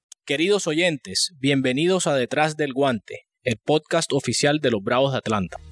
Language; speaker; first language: Spanish; native; Spanish